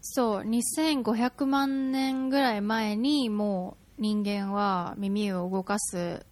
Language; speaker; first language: Japanese; native; Japanese